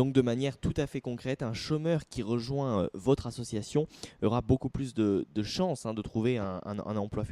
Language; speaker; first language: French; native; French